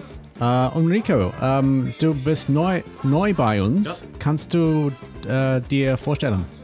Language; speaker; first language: German; non-native, learner; English